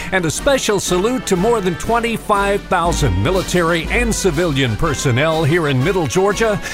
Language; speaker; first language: English; native; English